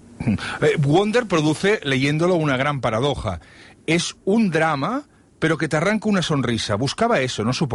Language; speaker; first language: Spanish; non-native, local second language; Catalan